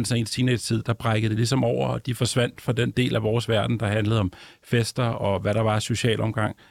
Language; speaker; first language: Danish; native; Danish